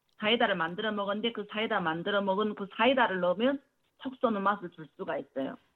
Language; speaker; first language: Korean; native; Korean